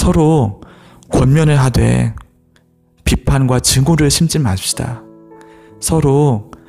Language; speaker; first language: Korean; native; Korean